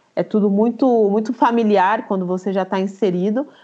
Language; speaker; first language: Portuguese; native; Portuguese